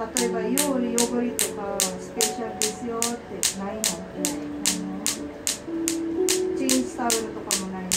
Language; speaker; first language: Japanese; non-native, fluent; Filipino